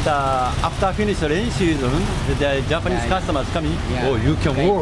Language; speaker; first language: English; non-native, learner; Filipino